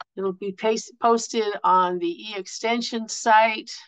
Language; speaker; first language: English; native; English